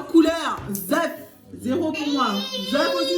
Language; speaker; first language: French; native; French